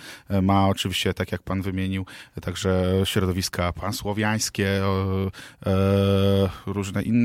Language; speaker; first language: Polish; native; Polish